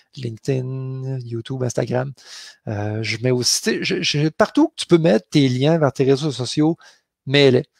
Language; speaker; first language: French; native; French